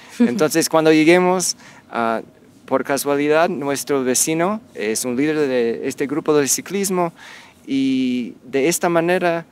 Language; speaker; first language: Spanish; non-native, fluent; English